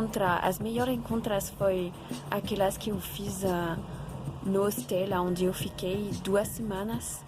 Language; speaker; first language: Portuguese; non-native, fluent; French